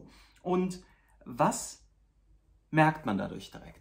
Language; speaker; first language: German; native; German